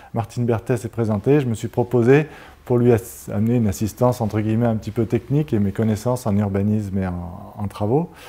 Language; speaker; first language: French; native; French